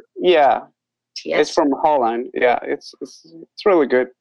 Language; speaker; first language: English; non-native, learner; Spanish